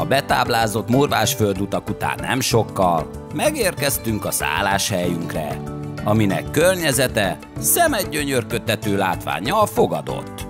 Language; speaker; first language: Hungarian; native; Hungarian